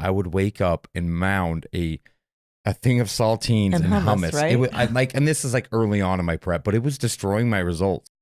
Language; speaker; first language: English; native; English